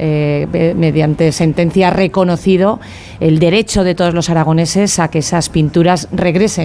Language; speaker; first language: Spanish; native; Spanish